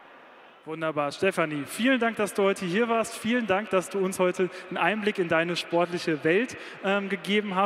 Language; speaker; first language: German; native; German